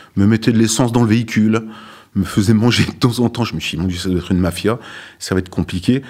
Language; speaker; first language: French; native; French